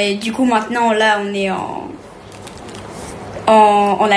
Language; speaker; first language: French; early bilingual, heritage; French